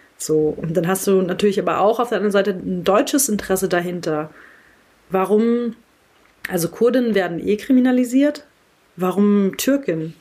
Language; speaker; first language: German; early bilingual, other home language; Kurdish